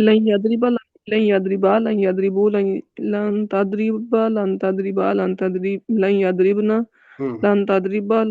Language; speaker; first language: Arabic; non-native, learner; Urdu